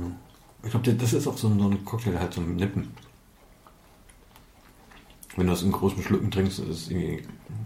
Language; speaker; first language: German; native; German